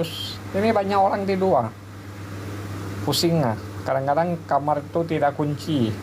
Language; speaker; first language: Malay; non-native, local second language; Hakka Chinese